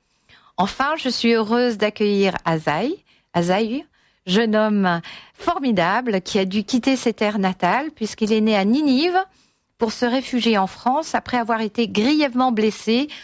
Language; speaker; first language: French; native; French